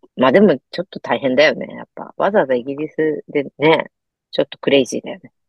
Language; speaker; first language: Japanese; native; Japanese